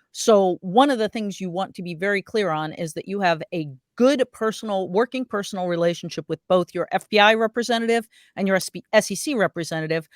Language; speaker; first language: English; native; English